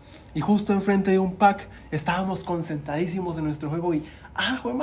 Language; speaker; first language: Spanish; native; Spanish